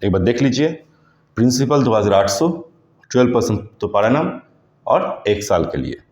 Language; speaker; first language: Hindi; non-native, local second language; Bangla